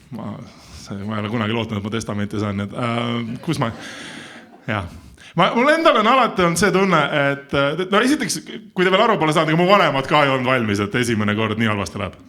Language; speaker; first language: Estonian; non-native, local second language; Russian